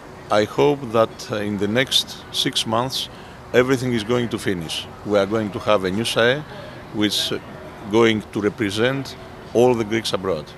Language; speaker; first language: English; non-native, fluent; Greek